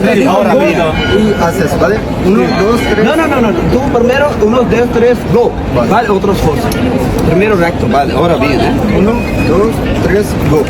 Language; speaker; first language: Spanish; non-native, learner; Punjabi